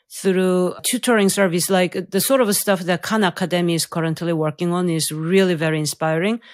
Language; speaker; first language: English; non-native, fluent; Korean